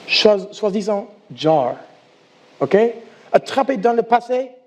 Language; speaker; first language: French; non-native, learner; English